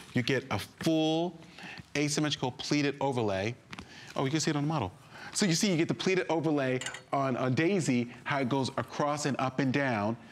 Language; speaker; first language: English; native; English